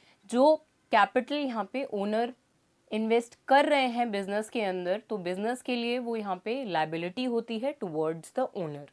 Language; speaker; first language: Hindi; native; Hindi